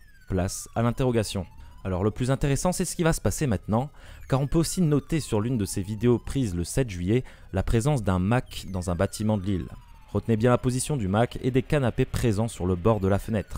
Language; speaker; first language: French; native; French